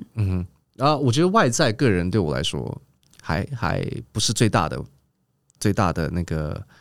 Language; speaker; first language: Chinese; early bilingual, heritage; Chinese